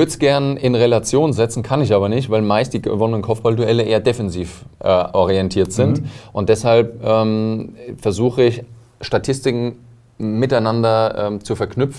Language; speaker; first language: German; native; German